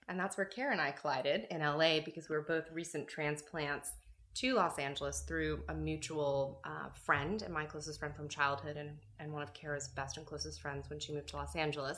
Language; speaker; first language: English; native; English